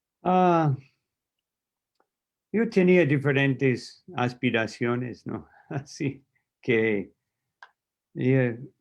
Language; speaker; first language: Spanish; non-native, fluent; English